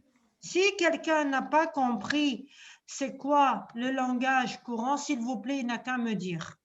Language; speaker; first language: French; non-native, local second language; Arabic